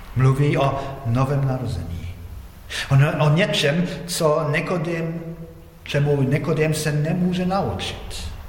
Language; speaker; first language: Czech; non-native, fluent; Polish